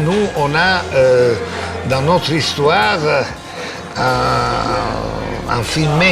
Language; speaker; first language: French; non-native, fluent; Italian